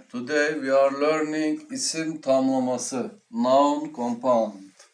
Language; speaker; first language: English; non-native, learner; Turkish